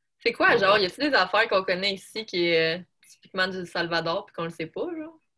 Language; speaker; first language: French; native; French